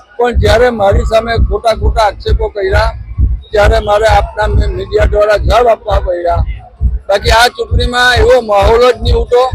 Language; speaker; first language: Gujarati; native; Gujarati